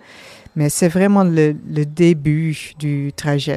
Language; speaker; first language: French; non-native, learner; Dutch